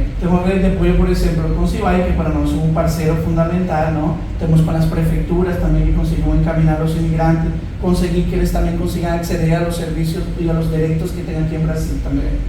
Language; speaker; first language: Portuguese; non-native, fluent; Spanish